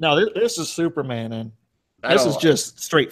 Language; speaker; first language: English; native; English